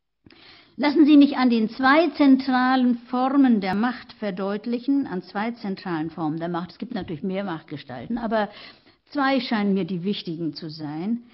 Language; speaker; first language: German; native; German